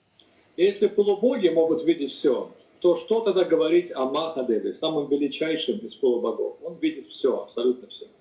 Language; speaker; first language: Russian; native; Russian